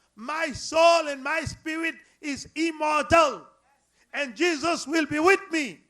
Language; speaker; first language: English; non-native, learner; Haitian Creole